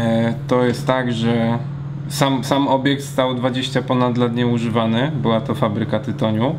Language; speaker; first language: Polish; native; Polish